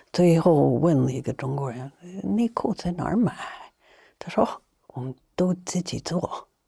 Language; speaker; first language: Chinese; non-native, fluent; English